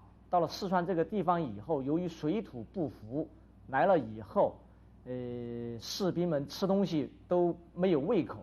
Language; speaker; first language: Chinese; native; Chinese